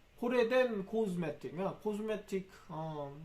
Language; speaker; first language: Turkish; non-native, fluent; Korean